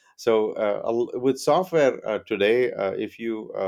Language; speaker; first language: English; non-native, local second language; Tamil